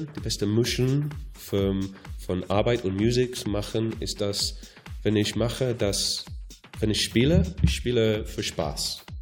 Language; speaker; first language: German; non-native, learner; English